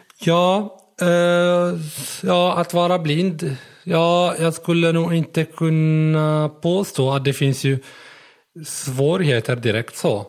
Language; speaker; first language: Swedish; non-native, fluent; Arabic